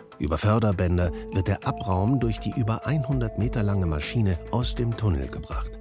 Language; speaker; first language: German; native; German